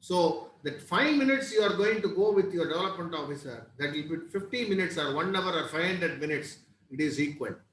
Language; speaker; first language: English; non-native, local second language; Tamil